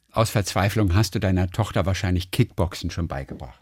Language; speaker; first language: German; native; German